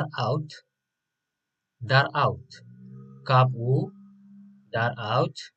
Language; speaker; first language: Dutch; non-native, fluent; Tigrinya